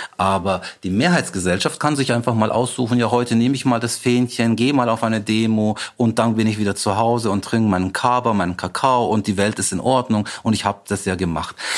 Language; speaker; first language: German; native; German